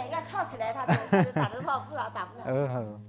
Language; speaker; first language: Chinese; non-native, local second language; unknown